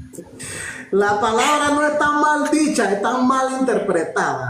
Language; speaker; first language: Spanish; non-native, local second language; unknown